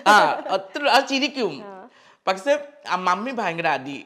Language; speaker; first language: Malayalam; non-native, learner; Assamese